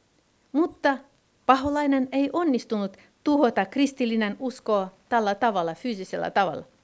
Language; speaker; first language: Finnish; non-native, fluent; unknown